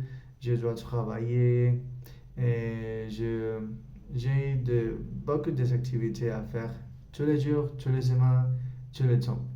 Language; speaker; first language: French; non-native, learner; Spanish